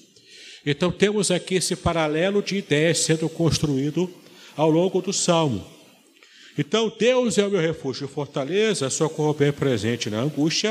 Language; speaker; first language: Portuguese; native; Portuguese